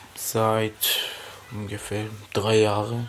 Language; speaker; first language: German; non-native, learner; Persian